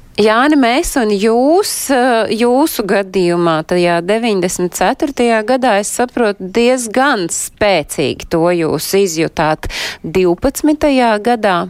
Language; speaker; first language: Latvian; native; Latvian